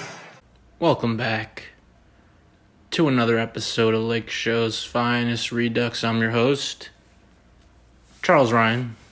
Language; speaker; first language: English; native; English